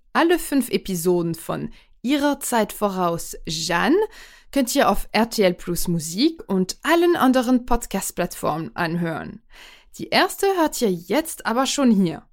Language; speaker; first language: German; non-native, fluent; French